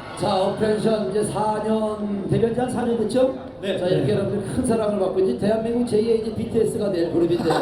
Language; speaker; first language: Korean; native; Korean